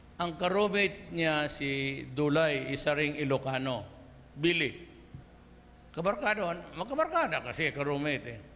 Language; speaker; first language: Filipino; non-native, local second language; Cebuano